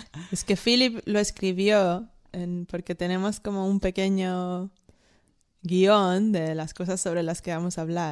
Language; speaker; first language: Spanish; native; Spanish